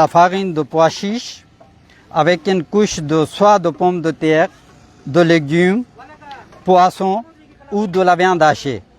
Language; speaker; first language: French; non-native, fluent; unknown